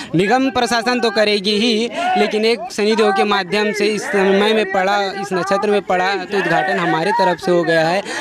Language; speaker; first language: Hindi; native; Hindi